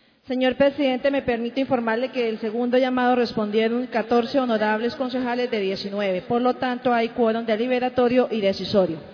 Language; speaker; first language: Spanish; native; Spanish